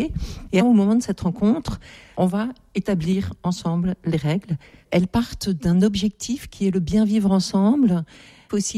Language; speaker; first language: French; native; French